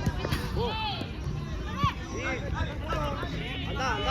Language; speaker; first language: Spanish; native; Spanish